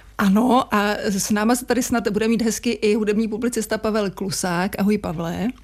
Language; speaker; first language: Czech; native; Czech